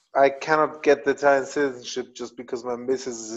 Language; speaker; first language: English; non-native, fluent; Spanish